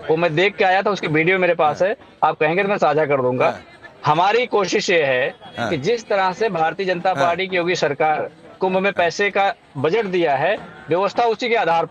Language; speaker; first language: Hindi; native; Hindi